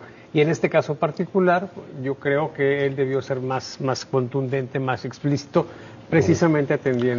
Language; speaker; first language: Spanish; native; Spanish